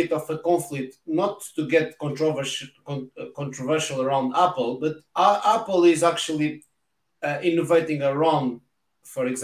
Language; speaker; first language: English; non-native, fluent; Portuguese